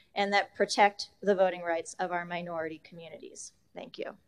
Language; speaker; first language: English; native; English